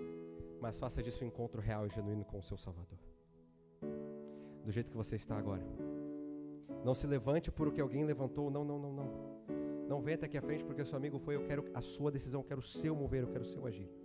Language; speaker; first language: Portuguese; native; Portuguese